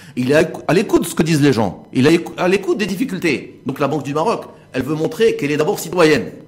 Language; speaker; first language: French; non-native, local second language; Arabic